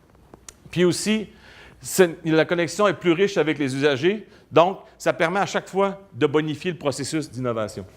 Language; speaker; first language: French; native; French